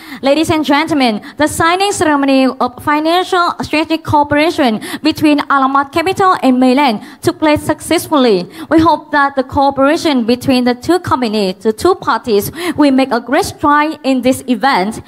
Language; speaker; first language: English; non-native, fluent; Vietnamese